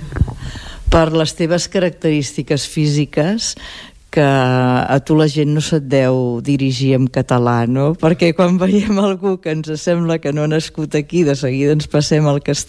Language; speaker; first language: Catalan; native; Catalan